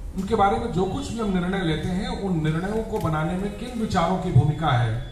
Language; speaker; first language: Hindi; native; Hindi